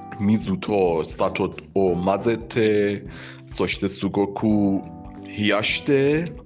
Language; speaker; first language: Japanese; non-native, learner; Persian